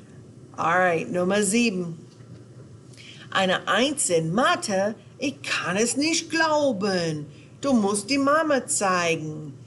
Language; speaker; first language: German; non-native, fluent; English